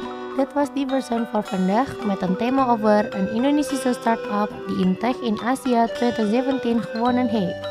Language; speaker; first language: Dutch; non-native, fluent; Indonesian